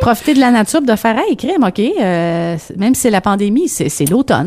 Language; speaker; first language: French; native; French